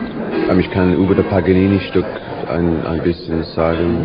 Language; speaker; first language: German; non-native, learner; English